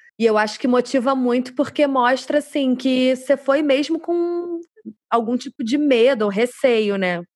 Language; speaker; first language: Portuguese; native; Portuguese